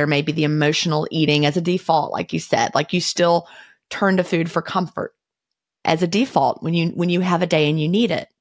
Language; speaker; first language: English; native; English